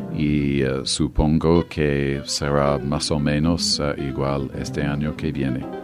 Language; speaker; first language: Spanish; non-native, fluent; English